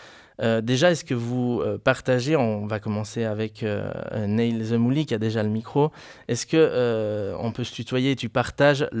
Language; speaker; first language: French; native; French